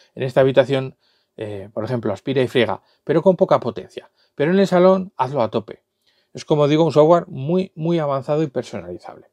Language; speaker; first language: Spanish; native; Spanish